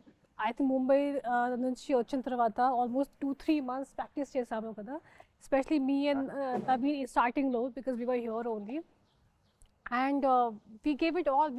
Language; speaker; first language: Telugu; non-native, fluent; Hindi